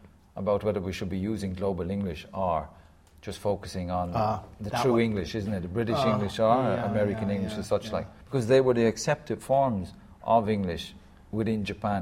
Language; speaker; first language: English; native; English